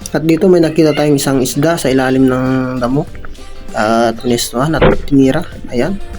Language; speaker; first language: Filipino; non-native, local second language; Pangasinan